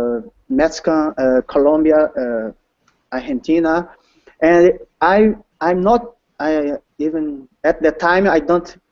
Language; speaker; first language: English; non-native, learner; Portuguese